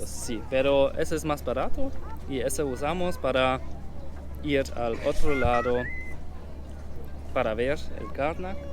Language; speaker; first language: Spanish; non-native, learner; German